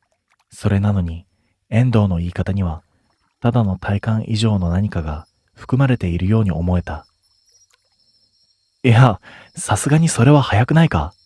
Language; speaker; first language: Japanese; native; Japanese